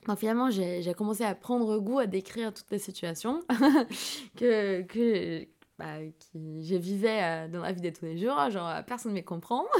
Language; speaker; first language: French; non-native, fluent; Portuguese